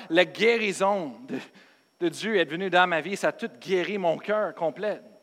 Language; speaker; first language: French; non-native, fluent; English